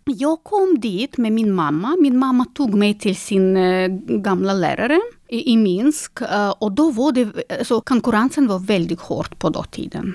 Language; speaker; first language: Swedish; non-native, fluent; Russian